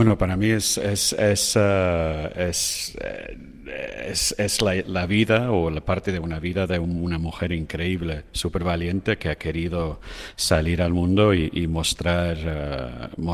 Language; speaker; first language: Spanish; non-native, fluent; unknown